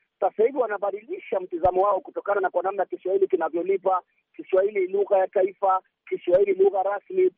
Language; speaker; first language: Swahili; native; Swahili